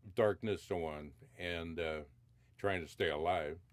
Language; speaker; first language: English; native; English